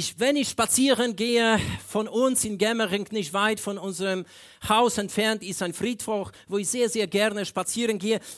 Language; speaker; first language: German; non-native, fluent; Polish